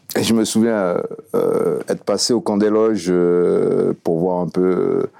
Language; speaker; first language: French; native; French